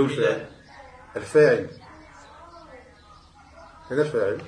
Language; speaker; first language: Arabic; non-native, fluent; French